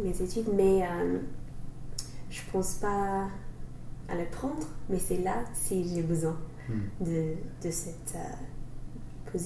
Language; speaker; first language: French; non-native, fluent; English